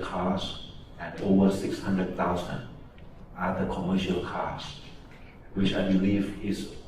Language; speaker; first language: English; non-native, fluent; Thai